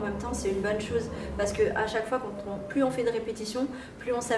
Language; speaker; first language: French; native; French